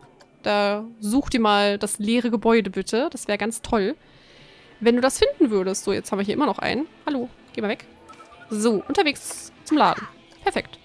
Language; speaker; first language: German; native; German